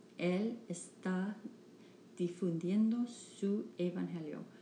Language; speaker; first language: Spanish; non-native, learner; English